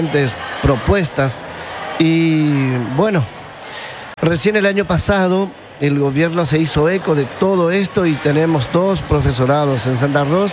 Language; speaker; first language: Spanish; non-native, local second language; Guarani